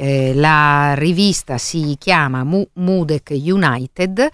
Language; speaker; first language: Italian; native; Italian